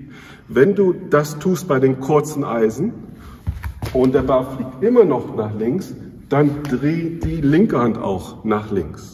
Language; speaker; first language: German; non-native, fluent; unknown